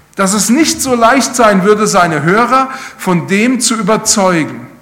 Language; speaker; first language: German; native; German